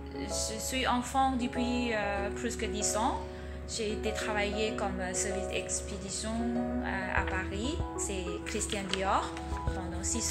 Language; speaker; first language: French; non-native, learner; Thai